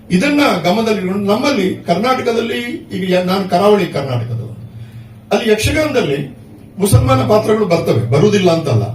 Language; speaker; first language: Kannada; non-native, local second language; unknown